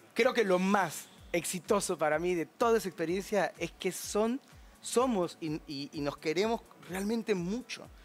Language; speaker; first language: Spanish; native; Spanish